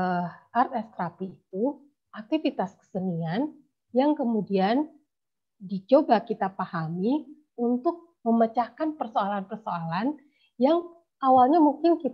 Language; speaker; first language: Indonesian; native; Indonesian